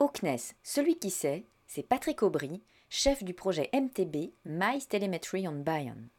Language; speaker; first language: French; native; French